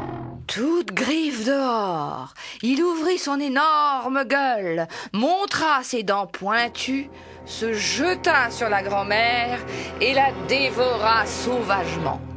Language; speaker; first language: French; native; French